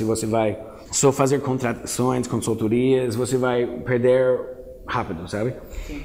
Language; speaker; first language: Portuguese; non-native, fluent; English